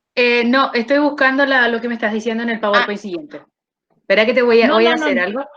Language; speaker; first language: Spanish; native; Spanish